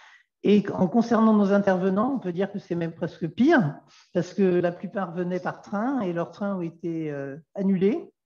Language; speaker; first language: French; native; French